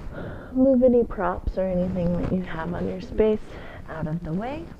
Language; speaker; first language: English; native; English